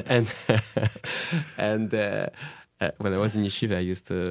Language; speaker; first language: English; non-native, fluent; French